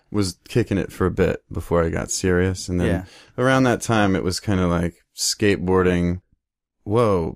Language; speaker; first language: English; native; English